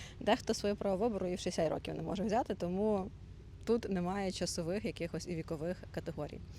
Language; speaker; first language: Ukrainian; non-native, local second language; Russian